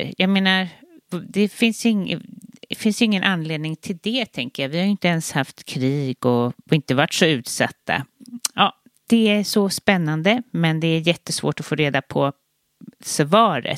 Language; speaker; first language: Swedish; native; Swedish